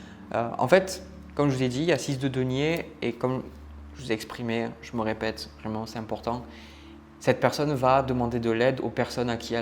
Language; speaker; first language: French; native; French